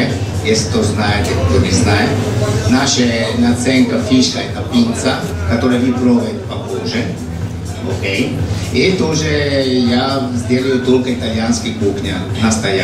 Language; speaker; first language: Russian; non-native, learner; Italian